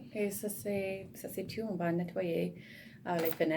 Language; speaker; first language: French; non-native, learner; English